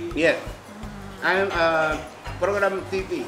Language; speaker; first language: English; non-native, learner; Indonesian